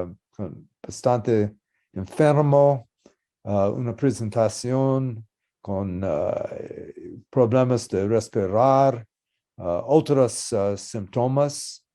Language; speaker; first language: Spanish; non-native, learner; English